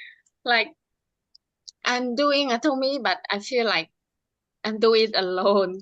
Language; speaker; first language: English; non-native, learner; Khmer